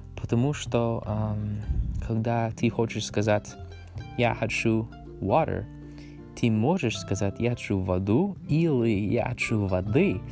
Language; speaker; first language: Russian; non-native, learner; English